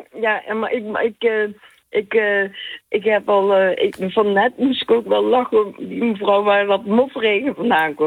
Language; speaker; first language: Dutch; native; Dutch